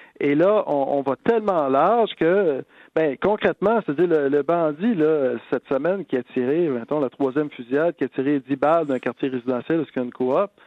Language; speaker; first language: French; native; French